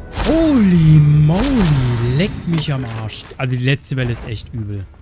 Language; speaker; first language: German; native; German